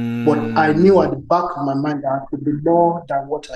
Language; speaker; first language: English; non-native, local second language; Yoruba